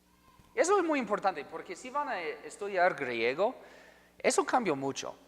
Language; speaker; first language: Spanish; non-native, fluent; English